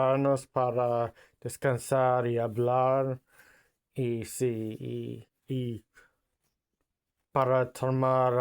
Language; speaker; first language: Spanish; non-native, learner; English